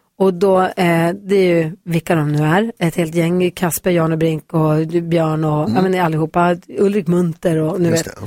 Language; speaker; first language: Swedish; native; Swedish